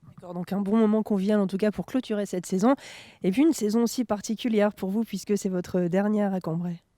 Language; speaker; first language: French; native; French